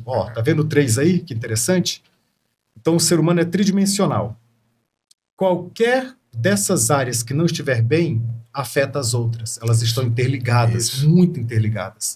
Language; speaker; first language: Portuguese; native; Portuguese